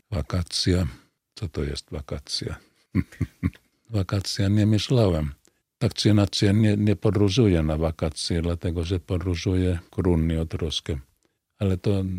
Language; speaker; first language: Polish; non-native, fluent; Finnish